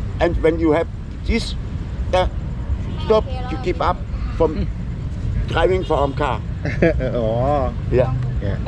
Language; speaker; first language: English; non-native, learner; German